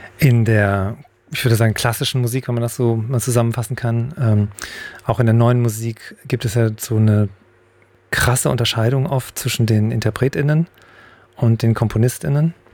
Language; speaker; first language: German; native; German